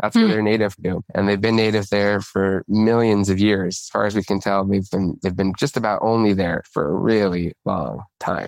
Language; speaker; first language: English; native; English